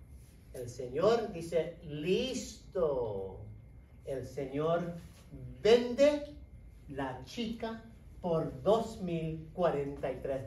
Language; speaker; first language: Spanish; non-native, fluent; English